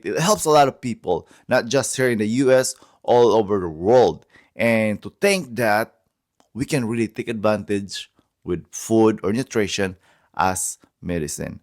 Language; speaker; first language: English; non-native, fluent; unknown